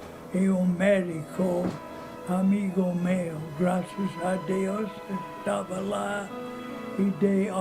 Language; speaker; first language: Portuguese; non-native, fluent; English